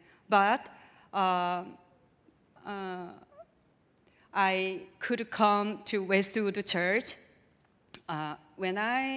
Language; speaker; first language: English; non-native, learner; Korean